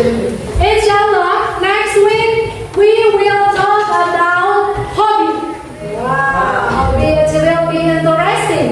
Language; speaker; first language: English; non-native, fluent; Indonesian